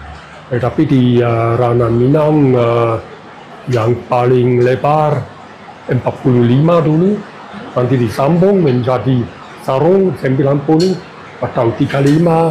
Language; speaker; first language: Indonesian; non-native, fluent; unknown